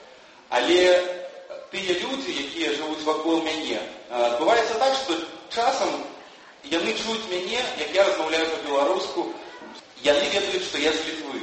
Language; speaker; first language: Belarusian; non-native, fluent; Lithuanian